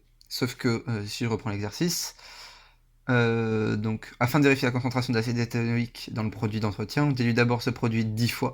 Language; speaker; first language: French; native; French